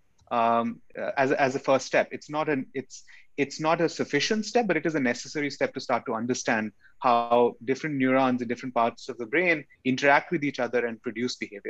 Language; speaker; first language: English; non-native, local second language; Hindi